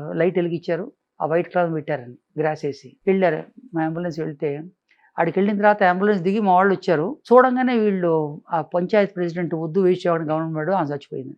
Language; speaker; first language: Telugu; native; Telugu